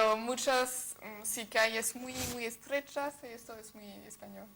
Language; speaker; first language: Spanish; non-native, fluent; French